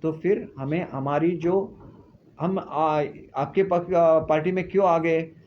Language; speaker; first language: Hindi; non-native, local second language; Marathi